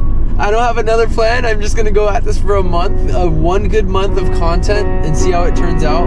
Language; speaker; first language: English; native; English